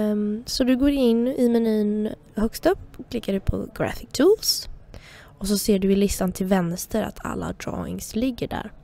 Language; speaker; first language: Swedish; native; Swedish